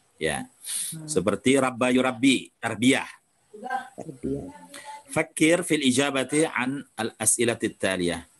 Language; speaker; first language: Arabic; non-native, fluent; Indonesian